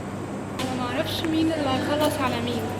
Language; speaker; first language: Arabic; native; Arabic